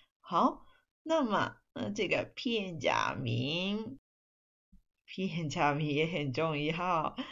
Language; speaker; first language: Chinese; non-native, fluent; Japanese